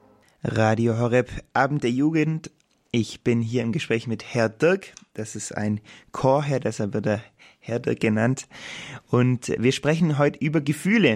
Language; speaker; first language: German; native; German